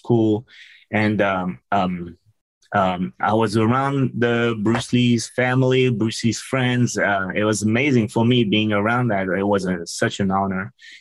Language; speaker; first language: English; non-native, fluent; French